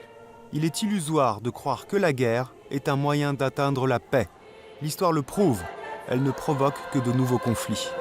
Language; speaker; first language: French; native; French